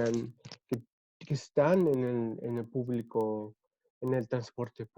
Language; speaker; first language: Spanish; early bilingual, other home language; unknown